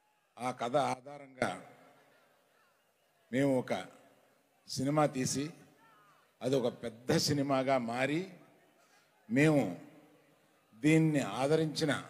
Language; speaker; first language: Telugu; native; Telugu